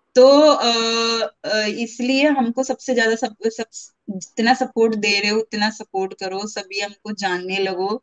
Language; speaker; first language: Hindi; non-native, local second language; Malayalam